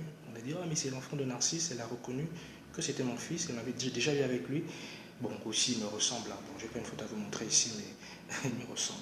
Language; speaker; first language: French; non-native, local second language; Lingala